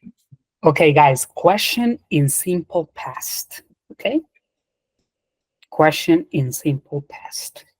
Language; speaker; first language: English; non-native, fluent; Spanish